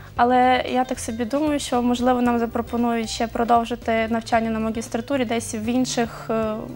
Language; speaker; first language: Ukrainian; native; Ukrainian